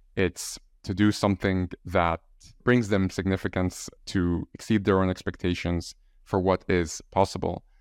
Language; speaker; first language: English; non-native, fluent; Arabic